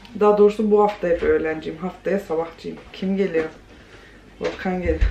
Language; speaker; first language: Turkish; early bilingual, heritage; Turkish